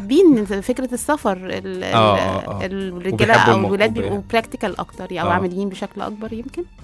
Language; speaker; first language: Arabic; native; Arabic